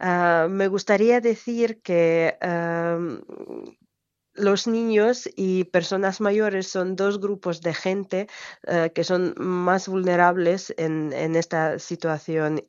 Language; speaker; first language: Spanish; non-native, fluent; Ukrainian